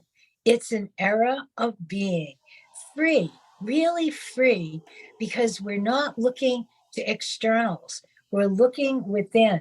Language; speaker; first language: English; native; English